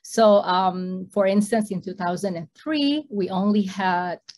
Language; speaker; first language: English; non-native, fluent; Indonesian